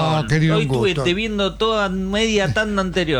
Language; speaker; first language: Spanish; native; Spanish